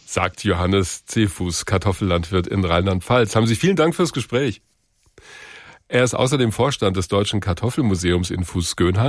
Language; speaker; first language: German; native; German